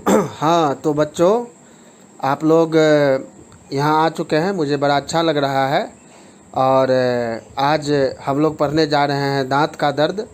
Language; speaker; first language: Hindi; native; Hindi